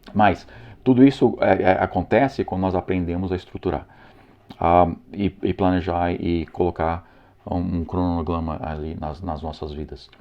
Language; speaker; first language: Portuguese; non-native, fluent; English